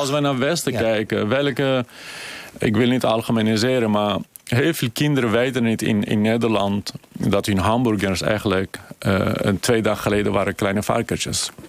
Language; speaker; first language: Dutch; non-native, fluent; Kurdish